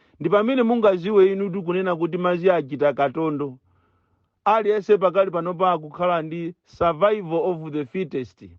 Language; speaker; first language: Nyanja; native; Nyanja